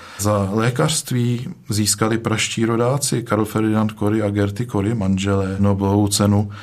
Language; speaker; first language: Czech; native; Czech